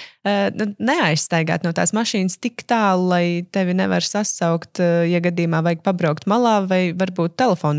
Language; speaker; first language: Latvian; native; Latvian